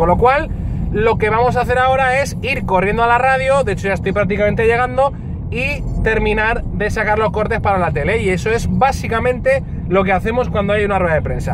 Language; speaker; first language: Spanish; native; Spanish